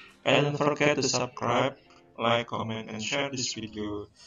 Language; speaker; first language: English; non-native, learner; Indonesian